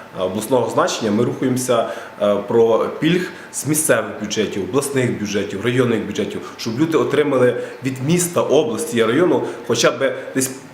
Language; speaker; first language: Ukrainian; native; Ukrainian